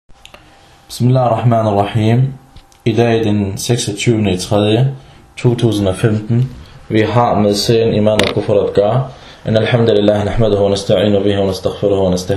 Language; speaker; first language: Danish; early bilingual, other home language; Arabic